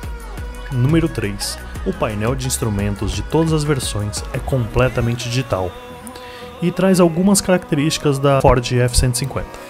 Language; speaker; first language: Portuguese; native; Portuguese